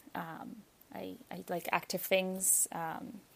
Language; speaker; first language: English; non-native, fluent; Arabic